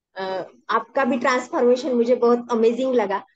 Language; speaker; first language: Hindi; non-native, local second language; Marathi